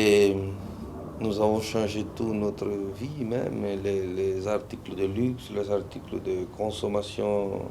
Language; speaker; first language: French; non-native, fluent; Spanish